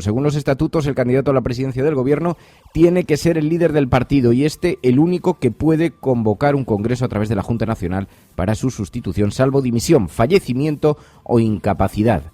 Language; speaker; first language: Spanish; native; Spanish